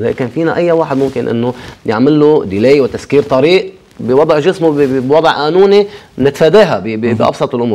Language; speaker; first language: Arabic; native; Arabic